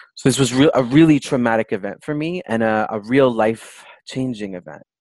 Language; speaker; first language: English; native; English